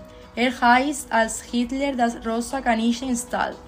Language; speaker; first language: German; non-native, learner; Spanish